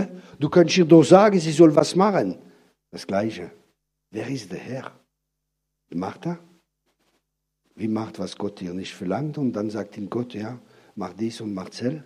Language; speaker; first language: German; non-native, fluent; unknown